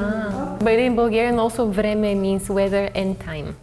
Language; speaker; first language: English; non-native, fluent; Bulgarian